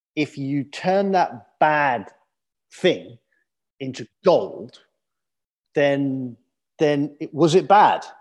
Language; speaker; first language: English; native; English